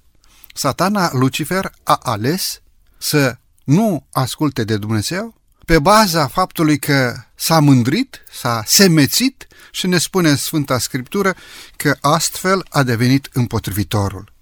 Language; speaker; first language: Romanian; native; Romanian